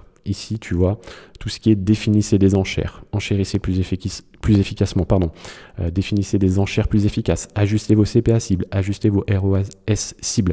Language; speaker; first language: French; native; French